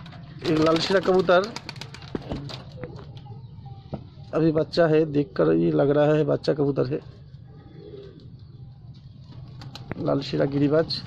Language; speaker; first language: Hindi; non-native, local second language; Bangla